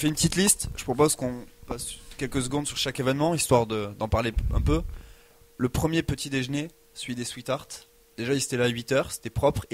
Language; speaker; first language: French; native; French